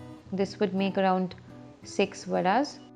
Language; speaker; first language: English; non-native, local second language; Hindi